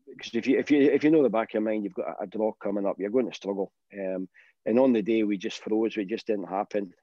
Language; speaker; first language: English; native; English